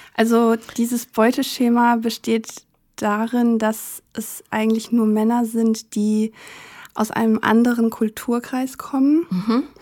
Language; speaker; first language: German; native; German